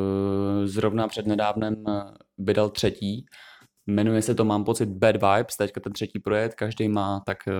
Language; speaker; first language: Czech; native; Czech